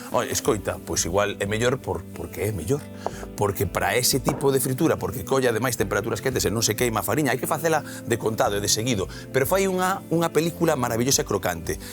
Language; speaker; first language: Galician; native; Galician